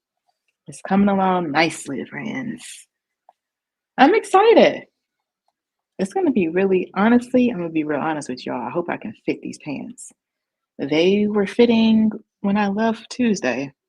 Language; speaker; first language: English; native; English